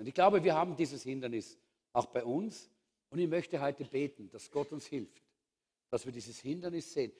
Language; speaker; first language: German; native; German